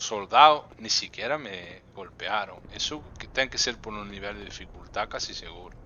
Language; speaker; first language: Spanish; native; Spanish